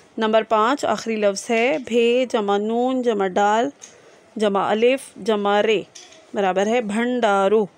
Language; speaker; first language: Urdu; non-native, local second language; Sindhi